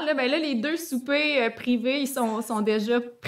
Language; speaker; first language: French; native; French